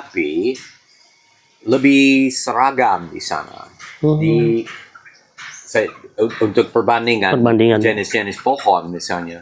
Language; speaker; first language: Indonesian; non-native, fluent; English